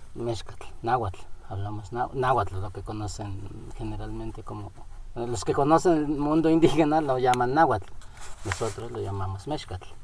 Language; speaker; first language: Spanish; non-native, local second language; Nahuatl languages